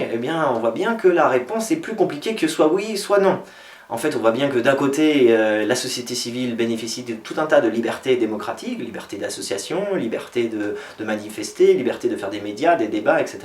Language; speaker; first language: French; native; French